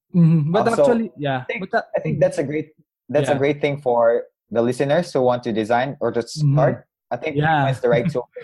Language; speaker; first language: English; non-native, local second language; Cebuano